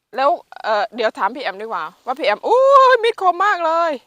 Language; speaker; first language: Thai; native; Thai